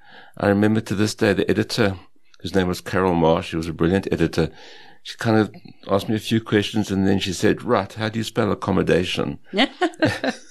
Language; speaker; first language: English; native; English